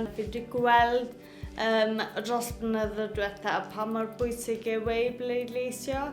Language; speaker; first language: Welsh; native; Welsh